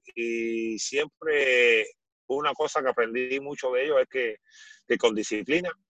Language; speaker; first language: Spanish; native; Spanish